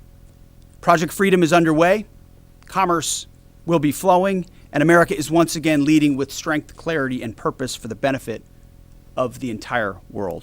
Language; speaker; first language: English; native; English